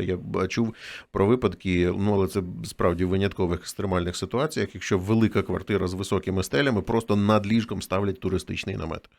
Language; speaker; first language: Ukrainian; native; Ukrainian